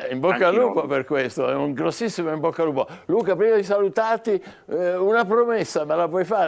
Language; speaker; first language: Italian; native; Italian